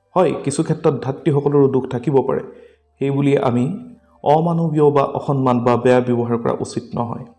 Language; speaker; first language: Assamese; native; Assamese